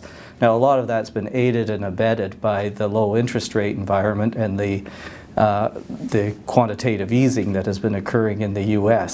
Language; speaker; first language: English; native; English